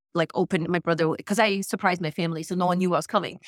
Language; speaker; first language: English; non-native, fluent; Polish